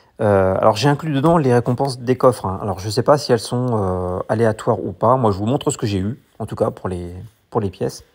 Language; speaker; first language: French; native; French